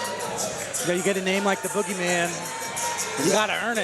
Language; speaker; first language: English; native; English